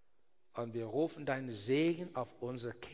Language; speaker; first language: German; non-native, learner; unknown